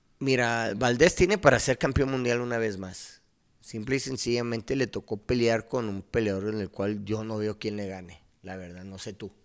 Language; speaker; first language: Spanish; native; Spanish